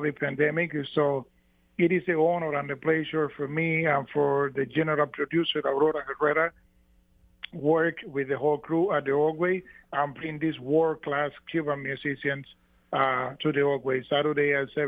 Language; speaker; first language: English; non-native, fluent; Spanish